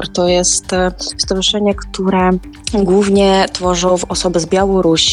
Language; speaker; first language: Polish; non-native, fluent; Ukrainian